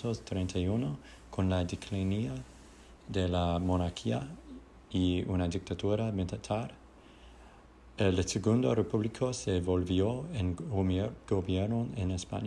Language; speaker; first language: Spanish; non-native, learner; English